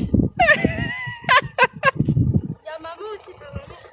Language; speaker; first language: French; native; French